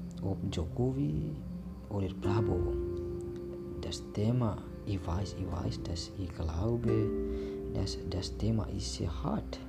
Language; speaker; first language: German; non-native, learner; Indonesian